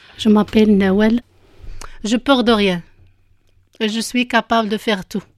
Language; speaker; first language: French; non-native, local second language; Arabic